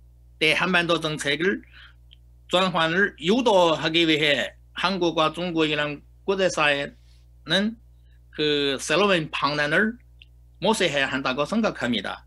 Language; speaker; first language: Korean; non-native, fluent; Chinese